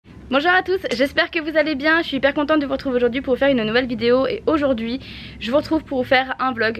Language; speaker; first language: French; native; French